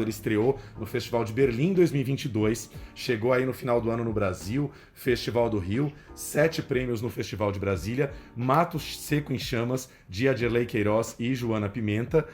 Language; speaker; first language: Portuguese; native; Portuguese